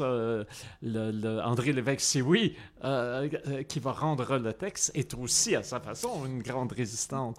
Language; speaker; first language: French; native; French